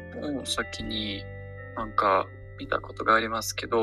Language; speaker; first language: Japanese; non-native, learner; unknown